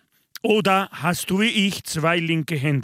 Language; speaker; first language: German; non-native, fluent; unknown